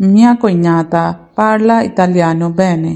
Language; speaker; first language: Italian; non-native, fluent; Bangla